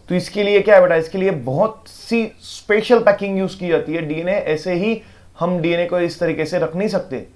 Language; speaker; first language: Hindi; non-native, local second language; Marathi